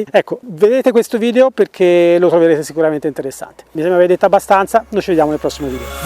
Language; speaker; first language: Italian; native; Italian